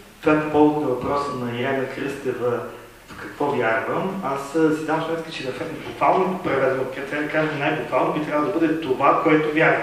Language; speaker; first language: Bulgarian; native; Bulgarian